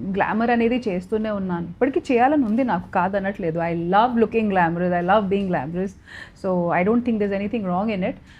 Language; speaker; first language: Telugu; non-native, local second language; Odia